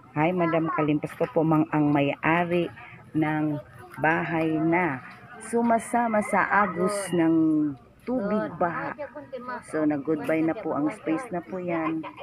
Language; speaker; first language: Filipino; non-native, local second language; Cebuano